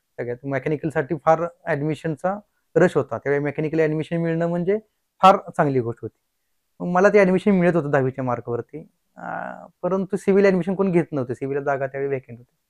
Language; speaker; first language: Marathi; native; Marathi